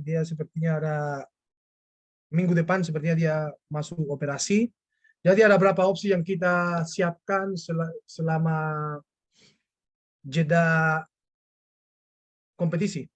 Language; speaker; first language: Indonesian; non-native, fluent; Spanish